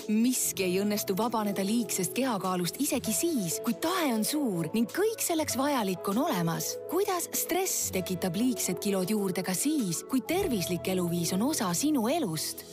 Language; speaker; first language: Estonian; native; Estonian